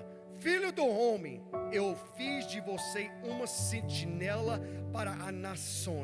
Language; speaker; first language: Portuguese; non-native, learner; English